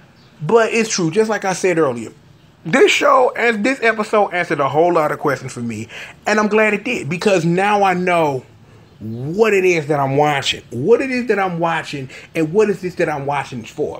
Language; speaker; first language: English; native; English